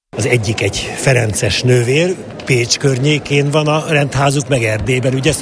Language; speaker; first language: Hungarian; native; Hungarian